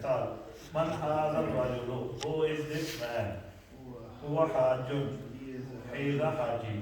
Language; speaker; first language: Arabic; non-native, fluent; Urdu